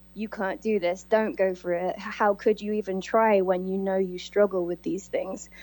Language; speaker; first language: English; native; English